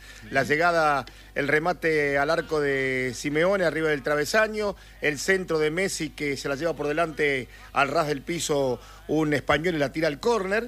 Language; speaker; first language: Spanish; native; Spanish